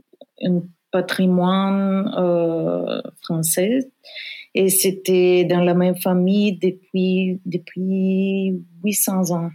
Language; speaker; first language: French; non-native, fluent; Bulgarian